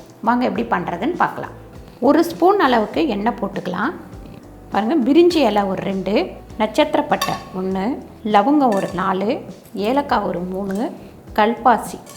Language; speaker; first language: Tamil; native; Tamil